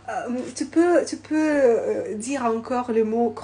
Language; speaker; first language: French; non-native, learner; Russian